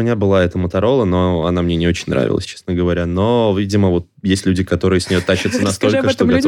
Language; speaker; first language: Russian; native; Russian